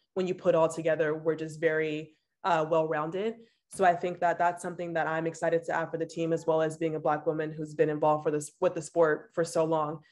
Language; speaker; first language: English; native; English